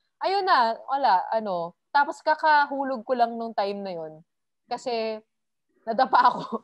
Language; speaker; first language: Filipino; native; Filipino